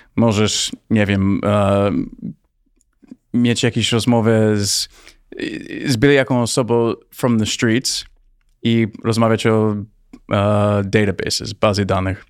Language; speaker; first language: Polish; early bilingual, heritage; Polish